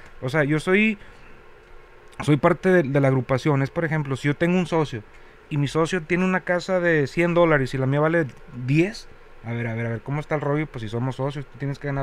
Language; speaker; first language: Spanish; native; Spanish